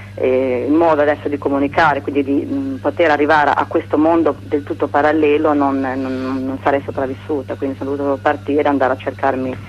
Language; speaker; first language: Italian; native; Italian